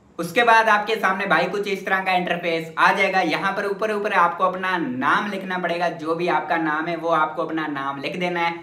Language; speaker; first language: Hindi; native; Hindi